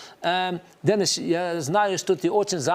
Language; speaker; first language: Russian; non-native, learner; Dutch